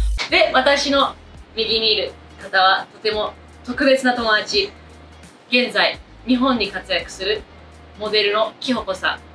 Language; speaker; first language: Japanese; early bilingual, heritage; Japanese